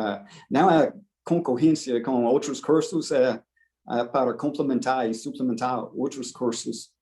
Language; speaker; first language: Portuguese; non-native, fluent; English